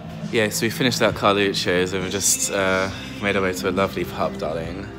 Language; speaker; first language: English; native; English